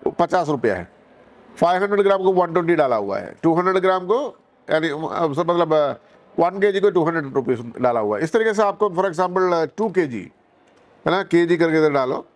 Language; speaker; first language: Hindi; non-native, local second language; Malayalam